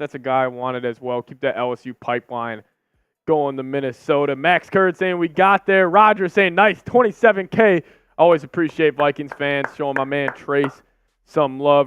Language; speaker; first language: English; native; English